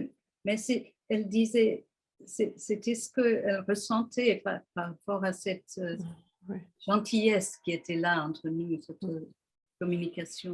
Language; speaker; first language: French; non-native, fluent; English